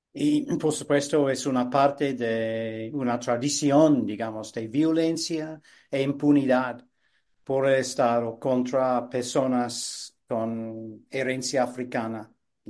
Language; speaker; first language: Spanish; non-native, fluent; English